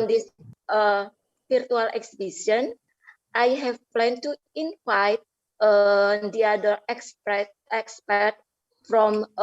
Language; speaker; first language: English; non-native, learner; Indonesian